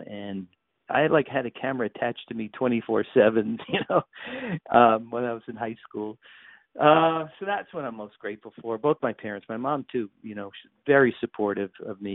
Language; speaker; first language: English; native; English